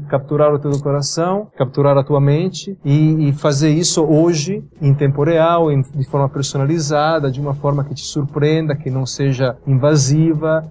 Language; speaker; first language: Portuguese; non-native, fluent; Italian